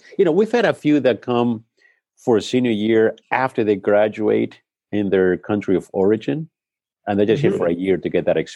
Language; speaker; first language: English; non-native, fluent; Spanish